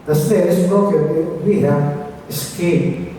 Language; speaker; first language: English; non-native, local second language; Filipino